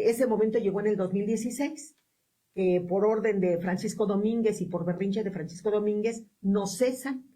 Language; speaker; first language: Spanish; native; Spanish